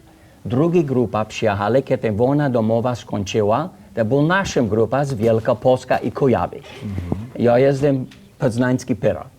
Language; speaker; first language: Polish; early bilingual, heritage; English